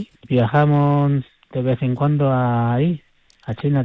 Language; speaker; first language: Spanish; non-native, fluent; Chinese